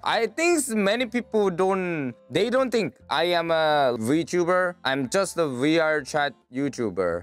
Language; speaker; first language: English; non-native, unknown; Korean